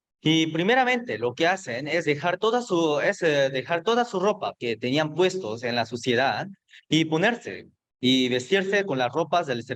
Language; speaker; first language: Spanish; native; Spanish